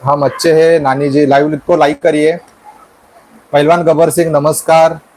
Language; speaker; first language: Hindi; non-native, local second language; Marathi